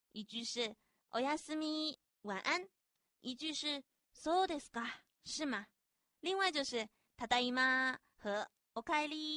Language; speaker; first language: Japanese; non-native, fluent; Chinese